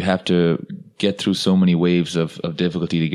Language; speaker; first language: English; non-native, local second language; Irish